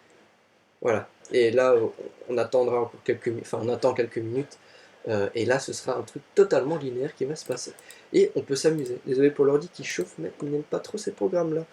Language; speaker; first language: French; native; French